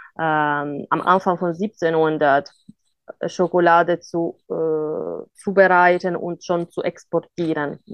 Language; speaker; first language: German; non-native, fluent; Italian